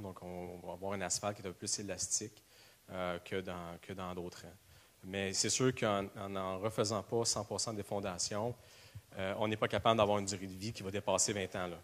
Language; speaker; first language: French; native; French